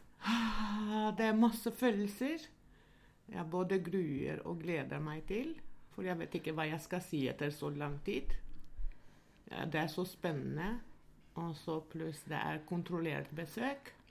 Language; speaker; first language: Norwegian; non-native, fluent; Albanian